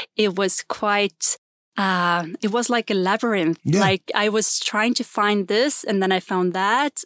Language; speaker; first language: English; non-native, fluent; Swedish